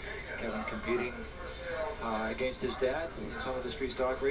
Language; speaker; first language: English; native; English